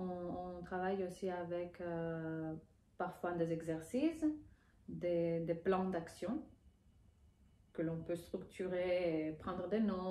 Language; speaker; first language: French; non-native, fluent; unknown